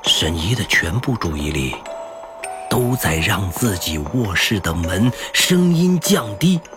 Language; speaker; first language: Chinese; native; Chinese